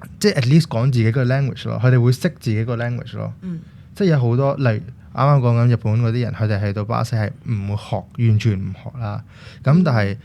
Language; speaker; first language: Cantonese; non-native, local second language; Urdu